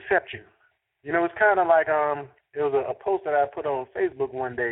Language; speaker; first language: English; native; English